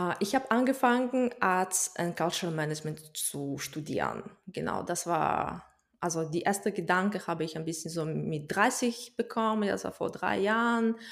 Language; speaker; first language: German; non-native, fluent; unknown